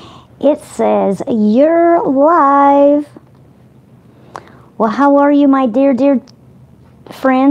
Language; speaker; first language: English; native; English